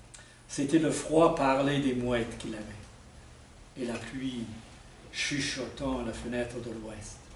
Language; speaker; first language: French; non-native, fluent; English